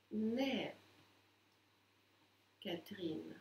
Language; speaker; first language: French; non-native, fluent; Russian